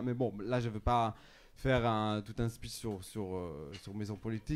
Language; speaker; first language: French; non-native, fluent; Hebrew